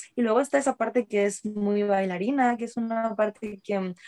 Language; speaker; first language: Spanish; native; Spanish